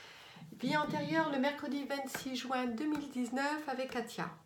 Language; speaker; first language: French; native; French